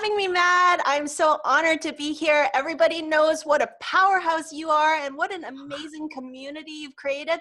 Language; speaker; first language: English; non-native, local second language; Cantonese